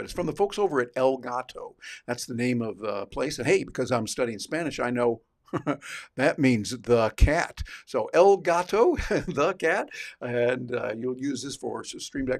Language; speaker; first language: English; native; English